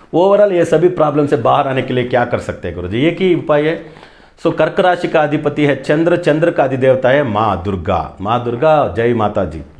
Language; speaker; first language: Hindi; non-native, local second language; Kannada